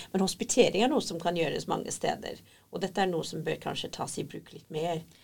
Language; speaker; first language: Norwegian; non-native, fluent; English